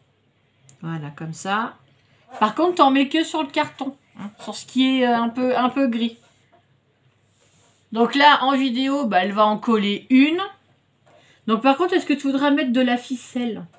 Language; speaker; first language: French; native; French